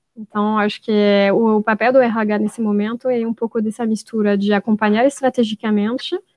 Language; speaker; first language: Portuguese; non-native, fluent; French